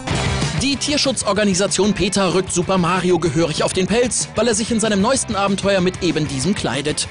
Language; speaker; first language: German; native; German